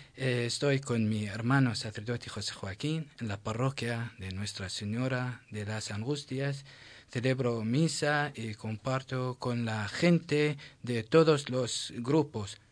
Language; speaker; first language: Spanish; non-native, learner; Assyrian Neo-Aramaic